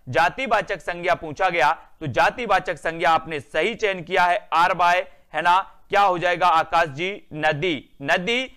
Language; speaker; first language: Hindi; native; Hindi